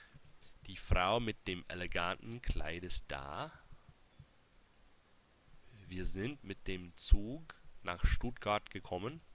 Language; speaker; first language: German; non-native, fluent; English